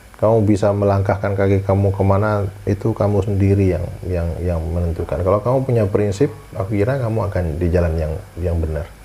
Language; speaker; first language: Indonesian; native; Indonesian